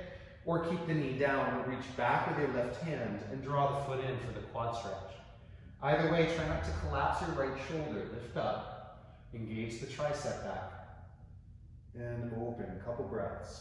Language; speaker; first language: English; native; English